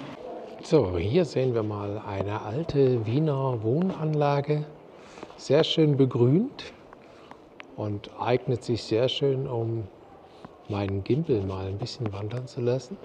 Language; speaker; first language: German; native; German